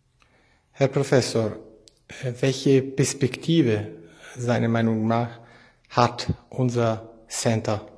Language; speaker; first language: German; non-native, fluent; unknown